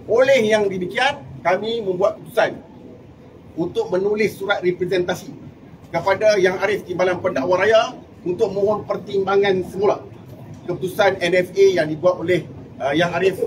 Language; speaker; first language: Malay; native; Malay